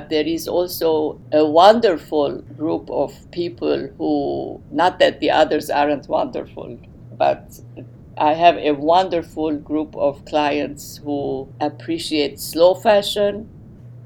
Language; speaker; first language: English; non-native, fluent; Arabic